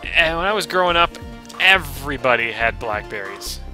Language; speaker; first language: English; native; English